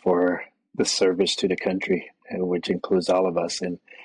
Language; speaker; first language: English; native; English